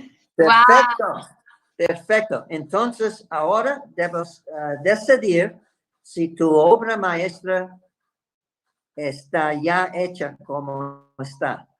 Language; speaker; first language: Spanish; non-native, fluent; English